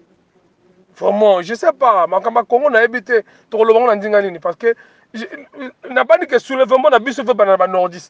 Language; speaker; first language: French; non-native, local second language; Lingala